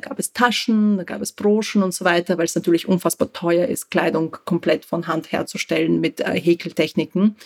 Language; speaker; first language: German; early bilingual, other home language; Russian